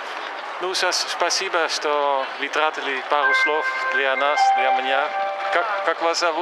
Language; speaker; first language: Russian; non-native, fluent; Dutch